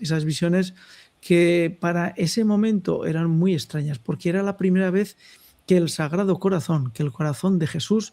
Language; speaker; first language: Spanish; native; Spanish